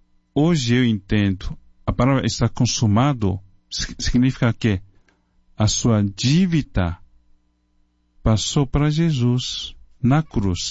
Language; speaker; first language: Portuguese; non-native, fluent; Chinese